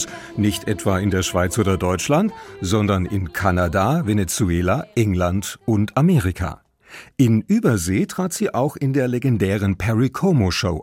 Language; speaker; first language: German; native; German